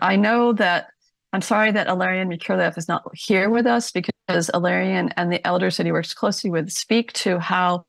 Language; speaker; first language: English; native; English